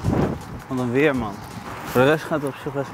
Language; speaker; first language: Dutch; native; Dutch